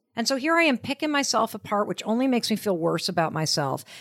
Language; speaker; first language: English; native; English